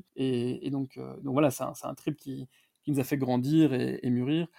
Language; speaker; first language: French; native; French